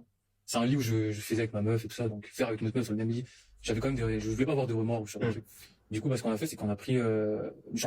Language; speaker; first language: French; native; French